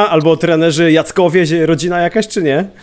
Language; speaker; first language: Polish; native; Polish